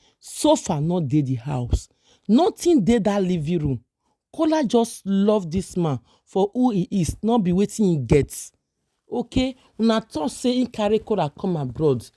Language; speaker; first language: Nigerian Pidgin; native; Nigerian Pidgin